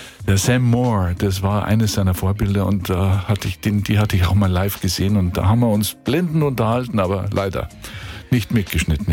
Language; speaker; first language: German; native; German